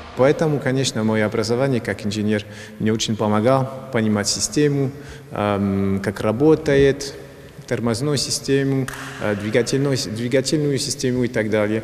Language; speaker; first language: Russian; non-native, fluent; French